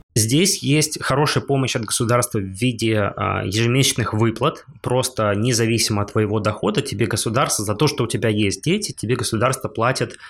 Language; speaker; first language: Russian; native; Russian